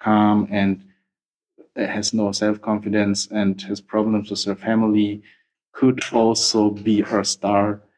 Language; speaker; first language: English; non-native, fluent; German